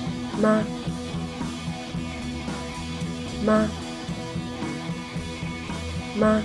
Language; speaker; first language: Chinese; non-native, learner; Korean